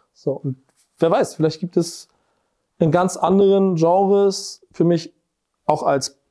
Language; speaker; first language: German; native; German